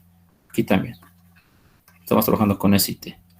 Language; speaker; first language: Spanish; native; Spanish